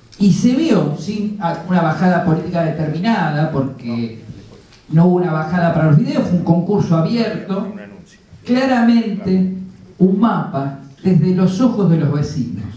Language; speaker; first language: Spanish; native; Spanish